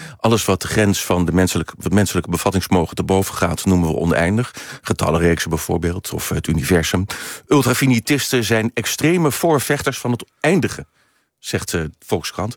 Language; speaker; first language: Dutch; native; Dutch